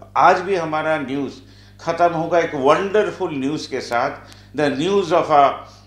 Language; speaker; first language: Hindi; non-native, local second language; Bangla